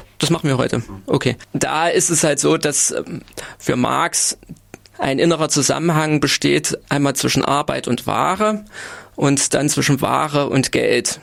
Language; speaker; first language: German; native; German